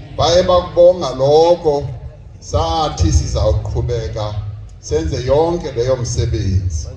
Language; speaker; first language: Zulu; non-native, local second language; Venda